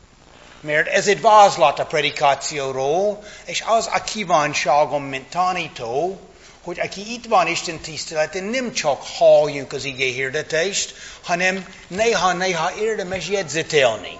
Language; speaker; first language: Hungarian; non-native, fluent; English